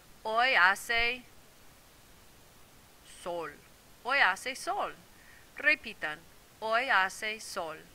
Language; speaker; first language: Spanish; non-native, fluent; English